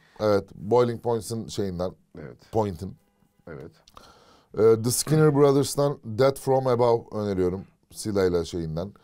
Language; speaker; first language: Turkish; native; Turkish